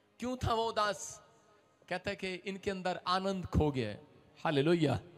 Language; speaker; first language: Hindi; non-native, local second language; Punjabi